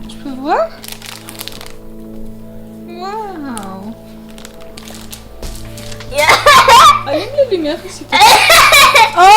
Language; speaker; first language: French; native; French